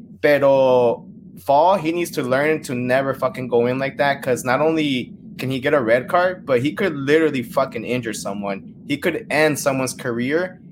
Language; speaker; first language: English; early bilingual, other home language; Spanish